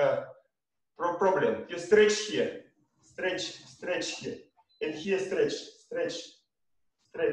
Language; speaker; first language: English; non-native, learner; Russian